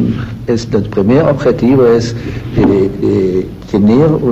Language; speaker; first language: Spanish; non-native, learner; German